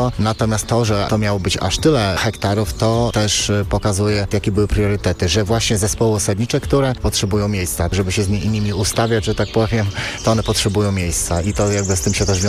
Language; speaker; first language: Polish; native; Polish